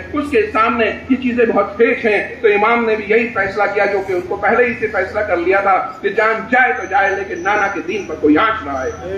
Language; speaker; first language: Urdu; native; Urdu